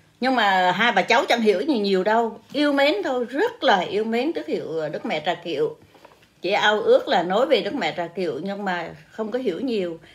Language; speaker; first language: Vietnamese; native; Vietnamese